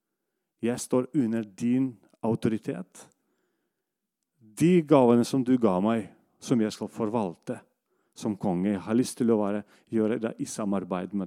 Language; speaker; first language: Norwegian; non-native, fluent; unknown